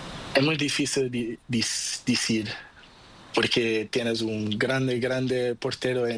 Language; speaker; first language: Spanish; non-native, learner; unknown